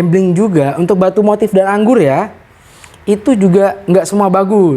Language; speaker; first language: Malay; native; Malay